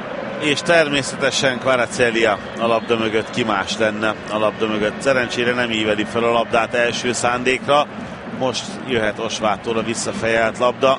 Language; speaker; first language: Hungarian; native; Hungarian